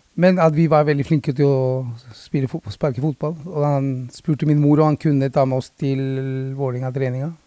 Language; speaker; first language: Norwegian; early bilingual, other home language; Spanish